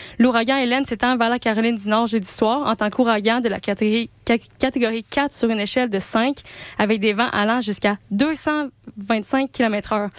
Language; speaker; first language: French; native; French